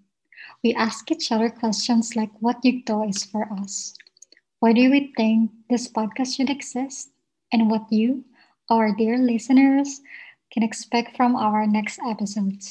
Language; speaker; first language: English; non-native, local second language; Filipino